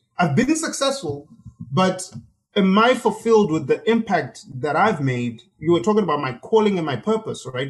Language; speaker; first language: English; non-native, local second language; Shona